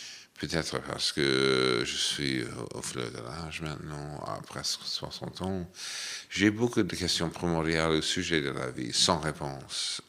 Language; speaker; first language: French; non-native, fluent; English